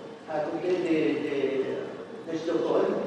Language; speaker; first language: French; non-native, fluent; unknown